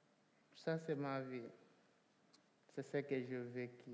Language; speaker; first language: French; non-native, local second language; Fula